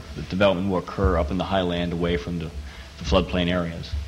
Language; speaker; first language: English; native; English